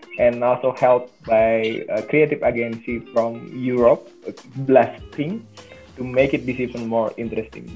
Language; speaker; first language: English; non-native, learner; Indonesian